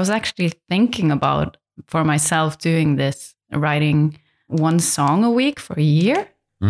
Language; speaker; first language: English; non-native, fluent; Norwegian